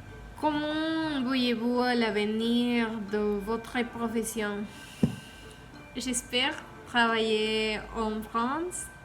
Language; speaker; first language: French; non-native, learner; Spanish